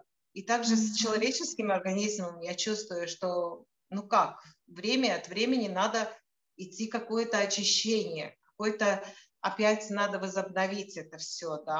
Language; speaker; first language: Russian; non-native, local second language; Latvian